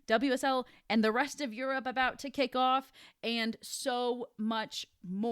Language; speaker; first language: English; native; English